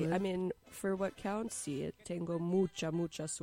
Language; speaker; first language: Spanish; non-native, learner; English